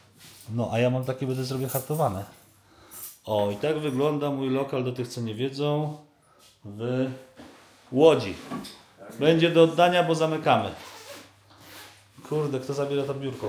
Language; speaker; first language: Polish; native; Polish